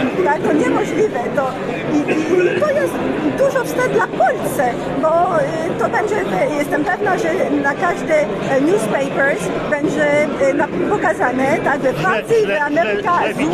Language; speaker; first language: Polish; non-native, learner; French